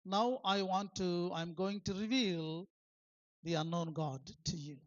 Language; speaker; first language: English; non-native, local second language; Telugu